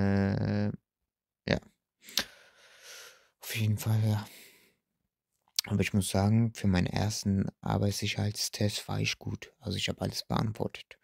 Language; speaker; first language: German; early bilingual, other home language; Turkish